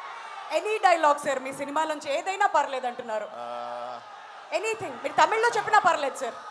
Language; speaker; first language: Telugu; native; Telugu